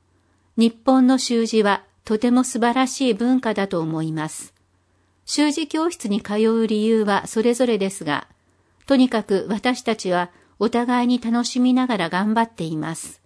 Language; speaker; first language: Japanese; non-native, fluent; English